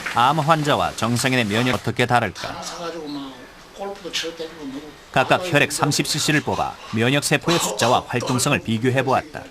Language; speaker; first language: Korean; native; Korean